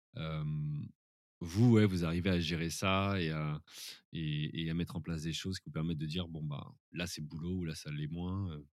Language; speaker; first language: French; native; French